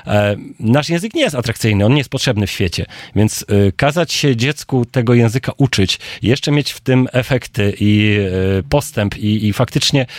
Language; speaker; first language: Polish; native; Polish